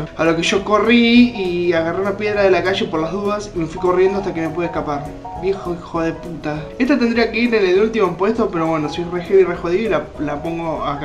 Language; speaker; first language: Spanish; native; Spanish